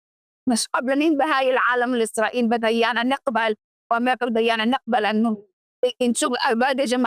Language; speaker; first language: Arabic; early bilingual, heritage; Arabic